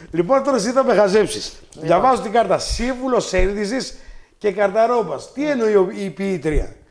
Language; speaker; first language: Greek; native; Greek